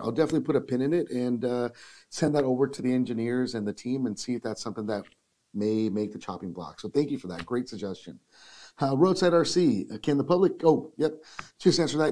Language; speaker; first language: English; early bilingual, other home language; Spanish